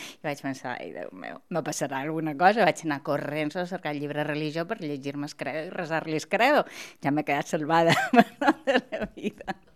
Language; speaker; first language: Catalan; native; Catalan